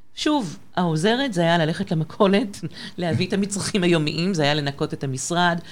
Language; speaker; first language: Hebrew; non-native, fluent; French